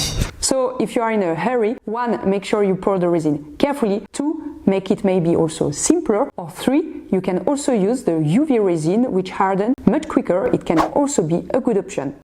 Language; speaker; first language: English; non-native, fluent; French